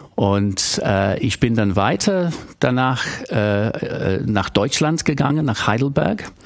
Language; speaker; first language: German; non-native, fluent; English